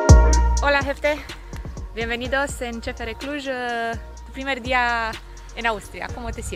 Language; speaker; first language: Spanish; non-native, learner; Romanian